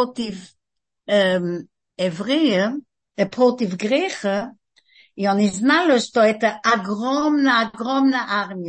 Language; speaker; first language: Russian; early bilingual, heritage; Russian